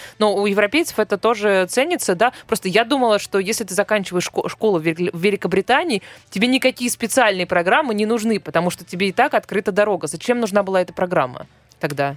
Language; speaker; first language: Russian; native; Russian